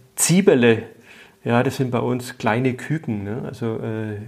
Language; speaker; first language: German; native; German